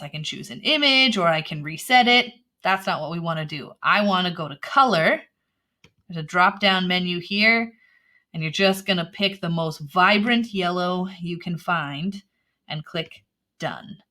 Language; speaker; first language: English; native; English